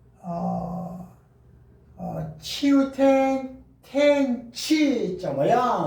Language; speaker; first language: Chinese; non-native, learner; Korean